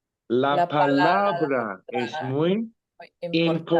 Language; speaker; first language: Spanish; non-native, learner; English